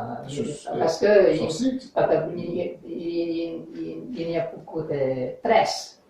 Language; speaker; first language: French; non-native, learner; English